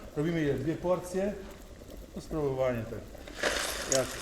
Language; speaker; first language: Polish; non-native, learner; Italian